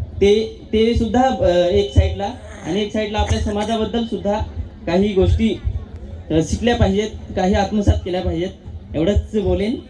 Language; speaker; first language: Marathi; native; Marathi